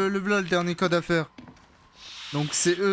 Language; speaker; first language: French; native; French